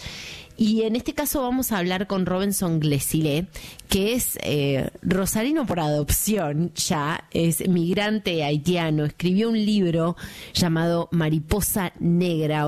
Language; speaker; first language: Spanish; native; Spanish